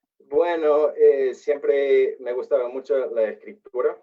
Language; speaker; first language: Spanish; non-native, fluent; English